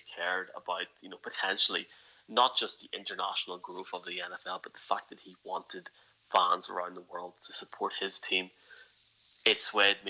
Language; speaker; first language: English; native; English